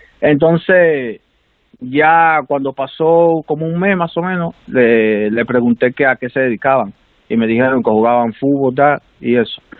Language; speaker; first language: Spanish; native; Spanish